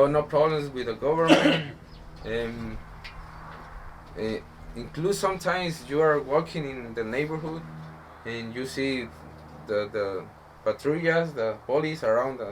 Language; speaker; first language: English; non-native, learner; Spanish